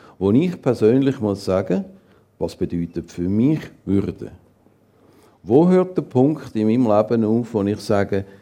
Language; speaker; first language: German; native; German